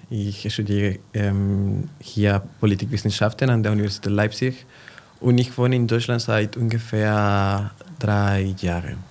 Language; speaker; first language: German; non-native, fluent; Spanish